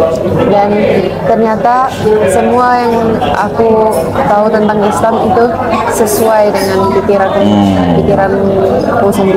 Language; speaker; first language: Indonesian; non-native, fluent; Finnish